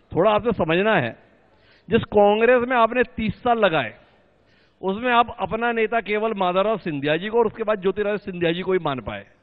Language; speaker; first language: Hindi; native; Hindi